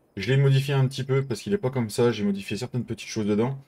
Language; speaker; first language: French; native; French